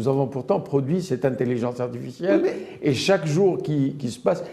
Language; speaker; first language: French; non-native, local second language; Arabic